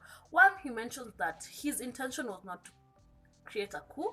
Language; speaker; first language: English; non-native, local second language; Kikuyu